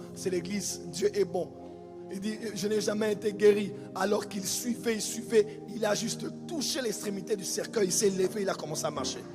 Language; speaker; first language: French; non-native, local second language; Lingala